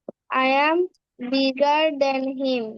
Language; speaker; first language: English; non-native, learner; Bangla